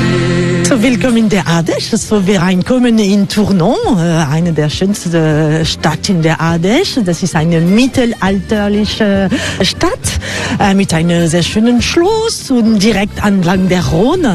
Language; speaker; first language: German; non-native, fluent; French